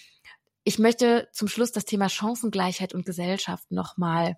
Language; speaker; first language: German; native; German